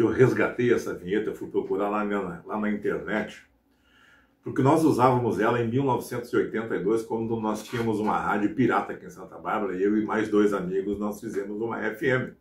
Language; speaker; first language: Portuguese; native; Portuguese